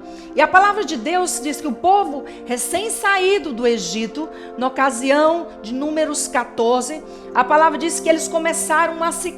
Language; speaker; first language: Portuguese; native; Portuguese